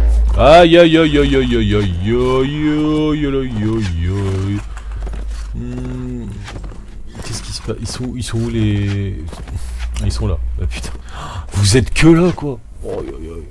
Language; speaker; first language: French; native; French